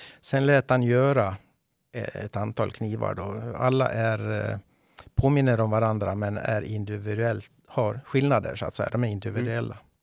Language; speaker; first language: Swedish; native; Swedish